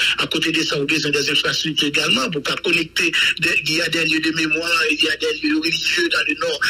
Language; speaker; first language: French; non-native, local second language; Haitian Creole